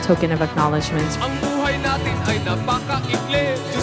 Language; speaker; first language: English; non-native, local second language; Filipino